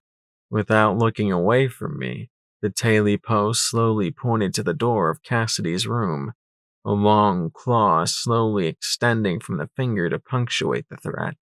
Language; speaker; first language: English; native; English